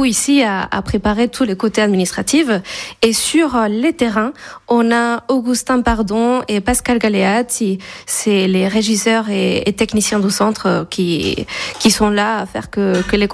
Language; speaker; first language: French; non-native, fluent; Spanish